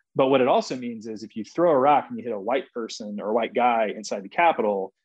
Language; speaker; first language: English; native; English